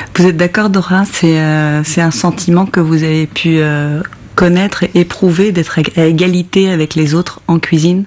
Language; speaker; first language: French; native; French